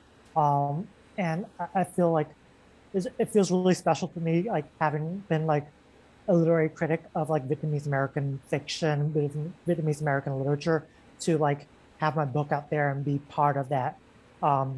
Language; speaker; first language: English; native; English